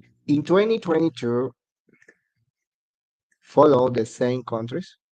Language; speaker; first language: English; non-native, learner; Spanish